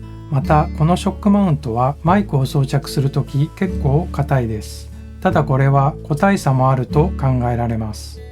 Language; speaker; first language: Japanese; native; Japanese